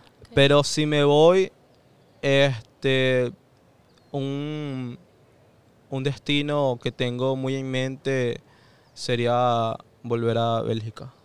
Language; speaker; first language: Spanish; native; Spanish